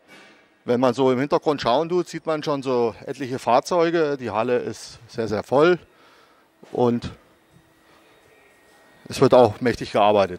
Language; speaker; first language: German; native; German